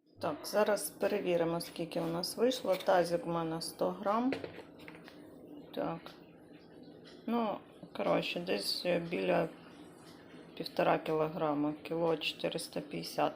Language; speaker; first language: Ukrainian; native; Ukrainian